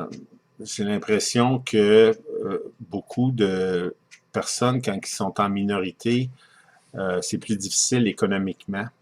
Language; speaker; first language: French; native; French